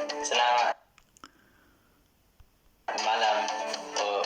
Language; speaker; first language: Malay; non-native, learner; English